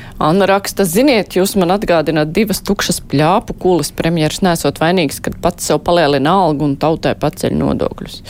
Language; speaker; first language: Latvian; native; Latvian